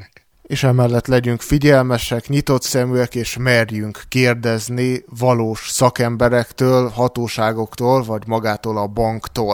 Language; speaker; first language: Hungarian; native; Hungarian